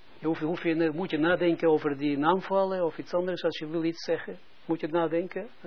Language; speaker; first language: Dutch; non-native, fluent; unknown